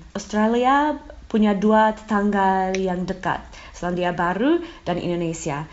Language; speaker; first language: Indonesian; non-native, fluent; English